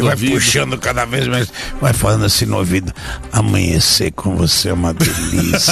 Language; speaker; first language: Portuguese; native; Portuguese